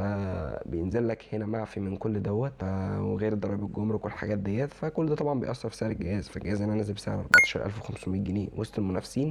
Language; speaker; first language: Arabic; native; Arabic